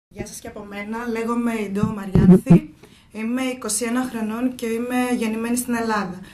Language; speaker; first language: Greek; early bilingual, other home language; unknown